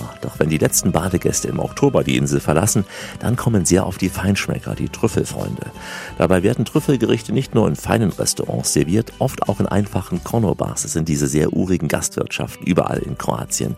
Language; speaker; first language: German; native; German